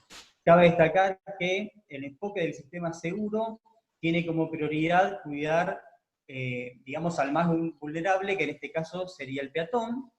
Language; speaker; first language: Spanish; native; Spanish